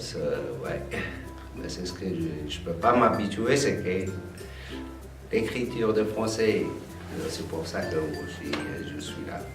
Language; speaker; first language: French; non-native, learner; Tigrinya